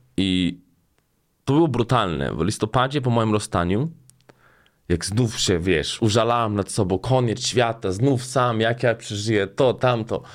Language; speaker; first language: Polish; non-native, fluent; Slovenian